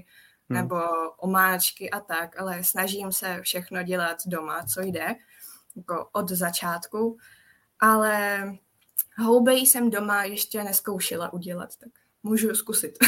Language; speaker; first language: Czech; non-native, fluent; Japanese